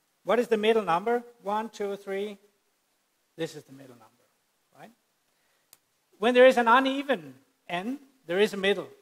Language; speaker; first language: English; non-native, fluent; Danish